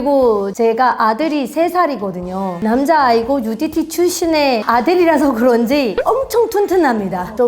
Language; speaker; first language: Korean; non-native, fluent; Burmese